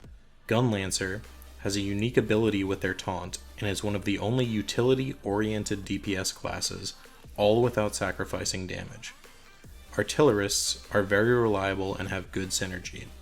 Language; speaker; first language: English; native; English